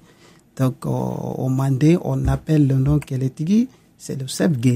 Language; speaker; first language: French; non-native, local second language; Bambara